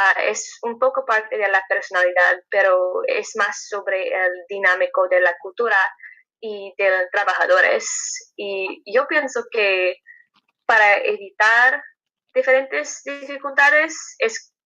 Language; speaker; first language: Spanish; non-native, learner; English